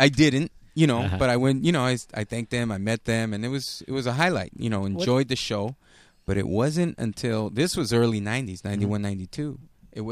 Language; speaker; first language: English; native; English